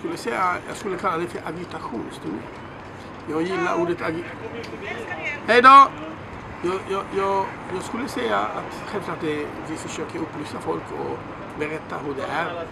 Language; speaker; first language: Swedish; non-native, fluent; Hebrew